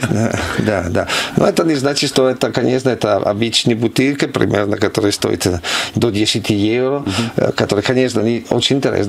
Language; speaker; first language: Russian; non-native, learner; Italian